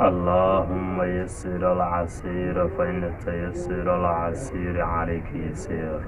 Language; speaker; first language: Arabic; non-native, local second language; Somali